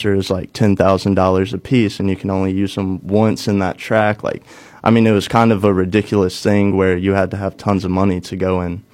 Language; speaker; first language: English; native; English